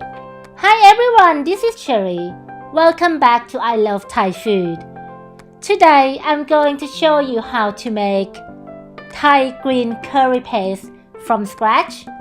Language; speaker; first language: English; non-native, fluent; Thai